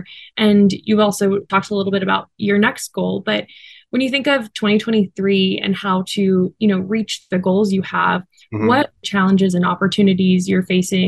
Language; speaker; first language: English; native; English